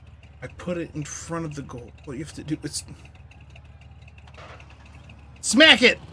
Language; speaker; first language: English; native; English